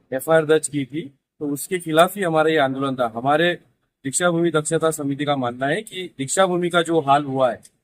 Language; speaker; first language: Hindi; non-native, local second language; Marathi